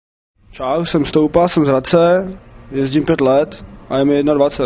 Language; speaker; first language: Czech; native; Czech